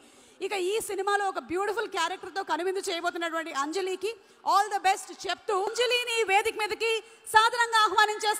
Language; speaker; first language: Telugu; native; Telugu